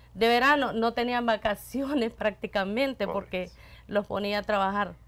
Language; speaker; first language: Spanish; native; Spanish